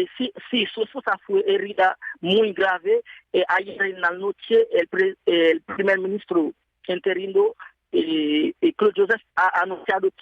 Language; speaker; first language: Spanish; non-native, fluent; Haitian Creole